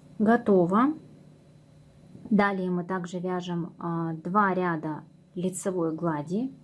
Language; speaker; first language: Russian; native; Russian